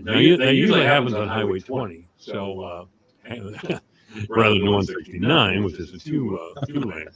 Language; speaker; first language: English; native; English